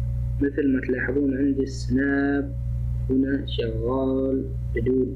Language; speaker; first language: Arabic; native; Arabic